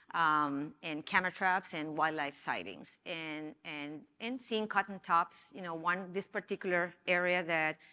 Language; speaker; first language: English; non-native, fluent; Spanish